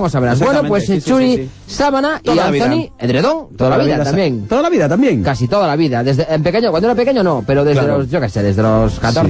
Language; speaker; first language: Spanish; native; Spanish